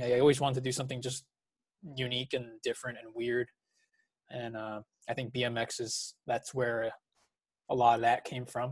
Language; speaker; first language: English; native; English